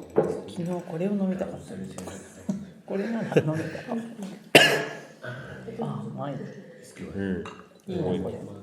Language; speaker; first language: Japanese; native; Japanese